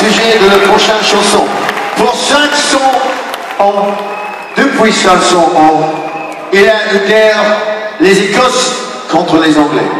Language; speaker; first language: French; non-native, learner; English